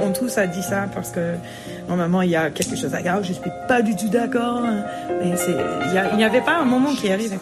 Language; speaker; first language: French; non-native, fluent; English